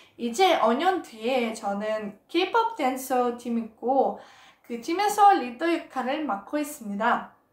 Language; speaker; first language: Korean; non-native, fluent; Russian